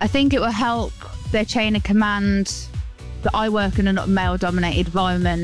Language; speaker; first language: English; native; English